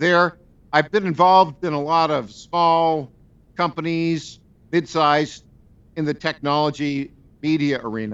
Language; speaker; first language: English; native; English